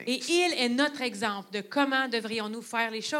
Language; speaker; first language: French; native; French